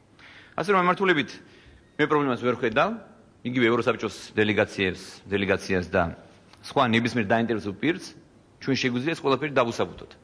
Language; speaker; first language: Georgian; native; Georgian